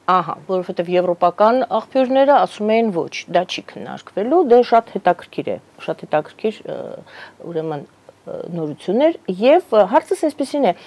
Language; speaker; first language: Armenian; native; Armenian